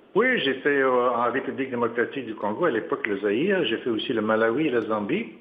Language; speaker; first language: French; native; French